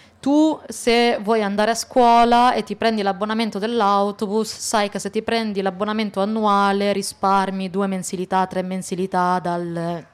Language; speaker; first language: Italian; early bilingual, other home language; Arabic